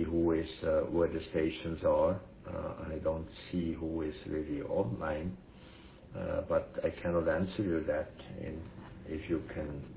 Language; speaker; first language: English; non-native, fluent; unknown